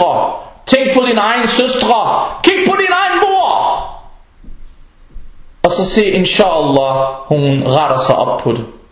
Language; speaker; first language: Danish; non-native, local second language; Arabic